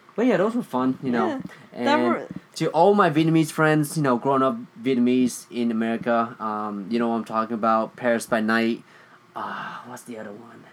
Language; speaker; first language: English; early bilingual, other home language; Vietnamese